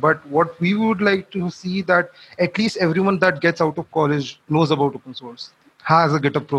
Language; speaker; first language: English; non-native, local second language; Hindi